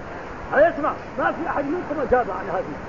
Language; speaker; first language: Arabic; native; Arabic